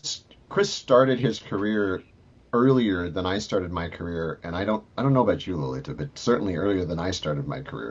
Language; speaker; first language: English; native; English